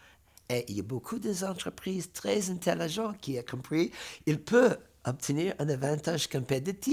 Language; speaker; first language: French; non-native, fluent; English